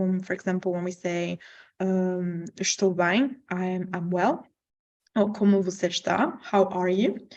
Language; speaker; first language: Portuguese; non-native, fluent; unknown